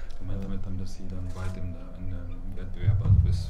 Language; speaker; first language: German; non-native, fluent; Arabic